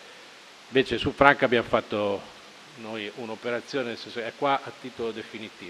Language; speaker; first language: Italian; native; Italian